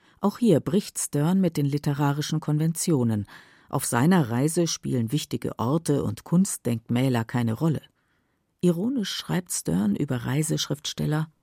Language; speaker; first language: German; native; German